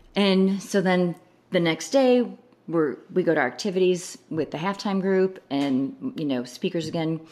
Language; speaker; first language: English; native; English